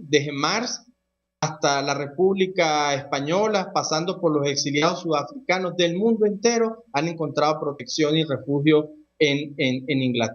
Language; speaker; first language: Spanish; native; Spanish